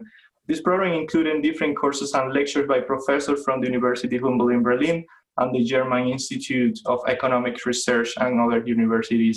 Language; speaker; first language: English; non-native, fluent; Spanish